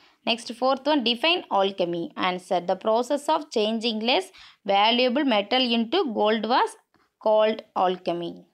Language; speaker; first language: English; non-native, local second language; Tamil